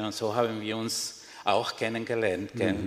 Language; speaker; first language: German; non-native, fluent; Spanish